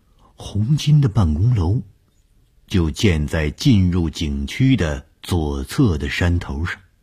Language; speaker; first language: Chinese; native; Chinese